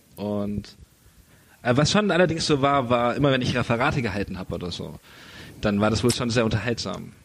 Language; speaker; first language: German; native; German